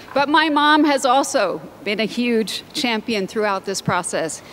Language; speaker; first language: English; native; English